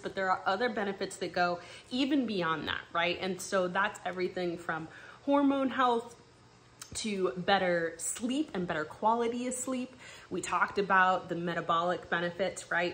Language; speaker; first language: English; native; English